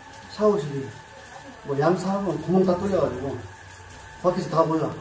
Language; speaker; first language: Korean; native; Korean